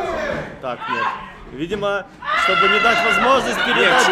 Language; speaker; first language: Russian; native; Russian